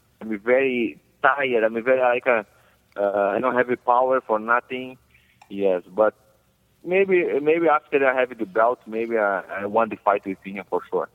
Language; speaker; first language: English; non-native, learner; Portuguese